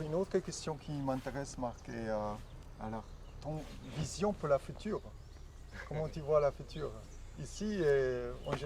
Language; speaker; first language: French; non-native, learner; German